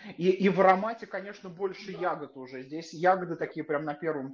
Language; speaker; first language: Russian; native; Russian